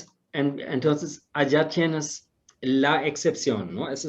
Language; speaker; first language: Spanish; non-native, fluent; German